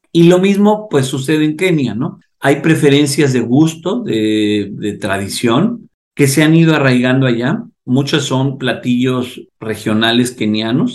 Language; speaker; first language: Spanish; native; Spanish